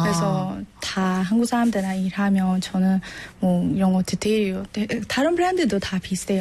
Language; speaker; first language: Korean; non-native, learner; Burmese